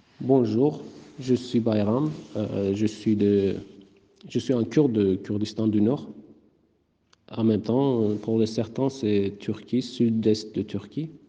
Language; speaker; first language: French; non-native, fluent; Kurdish